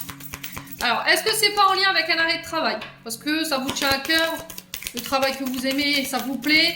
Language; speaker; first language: French; native; French